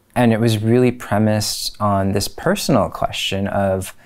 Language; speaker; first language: English; native; English